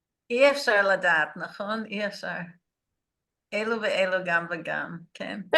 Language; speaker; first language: Hebrew; non-native, learner; English